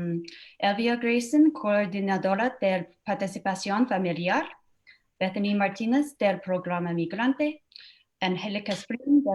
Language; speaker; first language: Spanish; non-native, fluent; English